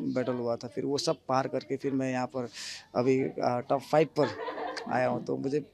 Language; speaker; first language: Hindi; non-native, local second language; Nepali